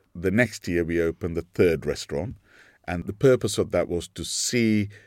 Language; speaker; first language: English; non-native, local second language; Sinhala